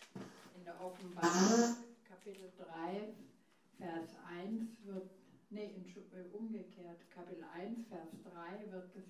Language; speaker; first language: German; non-native, fluent; English